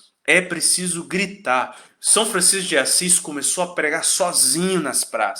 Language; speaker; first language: Portuguese; native; Portuguese